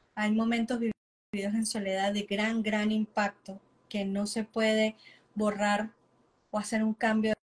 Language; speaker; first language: Spanish; native; Spanish